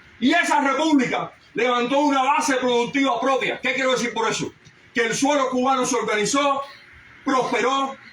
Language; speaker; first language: Spanish; early bilingual, heritage; Spanish